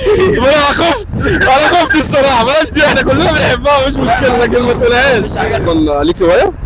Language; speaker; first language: Arabic; native; Arabic